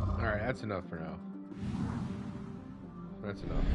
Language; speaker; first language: English; native; English